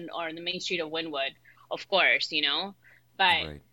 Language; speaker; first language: English; early bilingual, other home language; Spanish